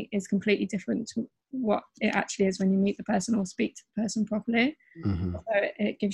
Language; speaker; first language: English; native; English